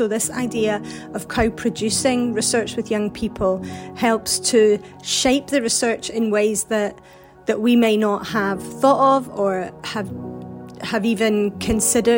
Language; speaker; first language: English; native; English